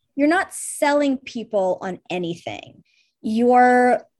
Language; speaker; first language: English; early bilingual, heritage; Russian